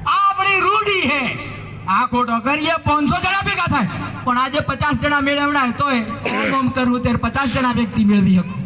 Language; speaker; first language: Gujarati; non-native, local second language; Bhili